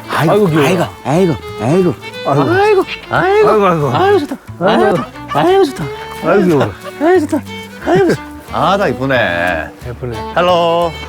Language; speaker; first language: Korean; native; Korean